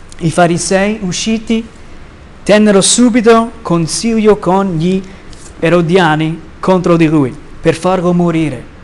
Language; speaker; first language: Italian; non-native, fluent; English